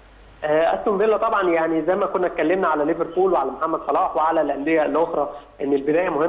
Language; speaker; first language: Arabic; native; Arabic